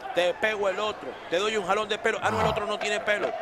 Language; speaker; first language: Spanish; native; Spanish